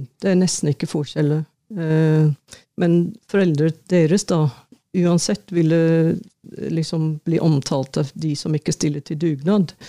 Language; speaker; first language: Norwegian; non-native, fluent; English